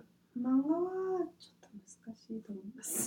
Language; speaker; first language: Japanese; non-native, fluent; English